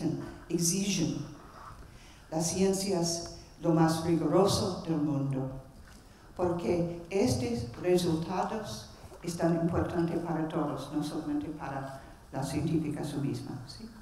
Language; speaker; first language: Spanish; non-native, learner; English